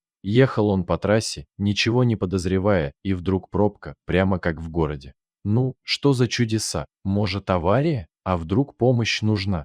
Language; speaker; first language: Russian; native; Russian